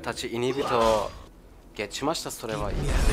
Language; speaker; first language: Japanese; non-native, learner; German